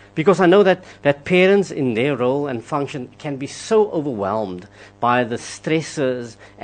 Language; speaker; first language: English; non-native, local second language; Afrikaans